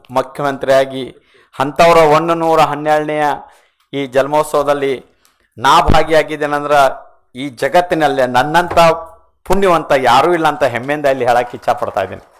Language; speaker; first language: Kannada; native; Kannada